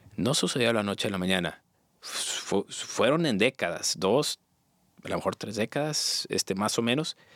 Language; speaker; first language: Spanish; native; Spanish